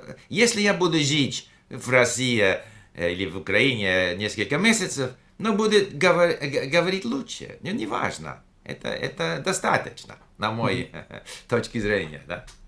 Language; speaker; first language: Russian; non-native, fluent; English